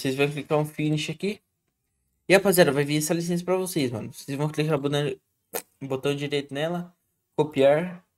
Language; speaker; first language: Portuguese; native; Portuguese